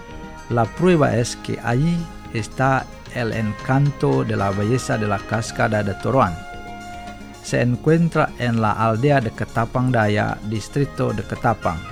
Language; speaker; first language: Spanish; non-native, fluent; Indonesian